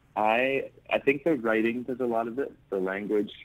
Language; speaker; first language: English; native; English